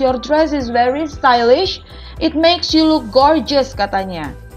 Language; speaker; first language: English; non-native, fluent; Indonesian